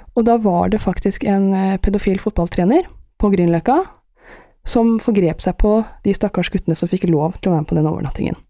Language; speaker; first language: Norwegian; early bilingual, other home language; Persian